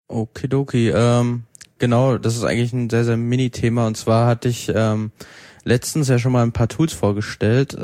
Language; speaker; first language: German; native; German